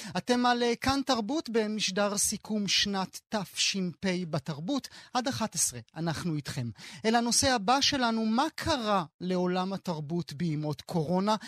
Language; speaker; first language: Hebrew; native; Hebrew